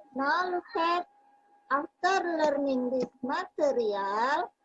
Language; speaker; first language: English; non-native, learner; Indonesian